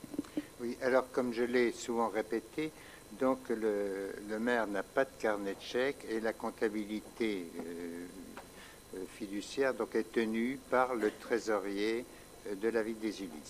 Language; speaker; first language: French; native; French